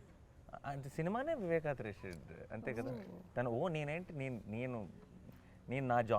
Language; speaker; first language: Telugu; native; Telugu